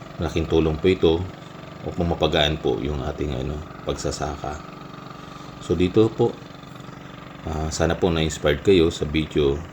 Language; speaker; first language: Filipino; non-native, local second language; Masbatenyo